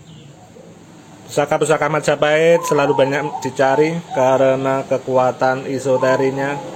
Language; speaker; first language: Indonesian; non-native, local second language; Javanese